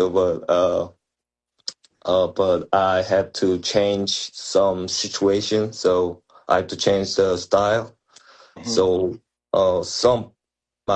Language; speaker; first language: English; non-native, learner; Korean